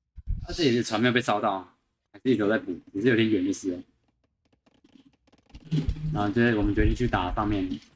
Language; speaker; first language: Chinese; native; Chinese